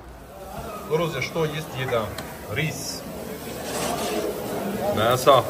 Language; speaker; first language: Russian; non-native, learner; Turkish